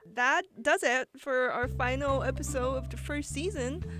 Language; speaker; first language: English; non-native, fluent; Chinese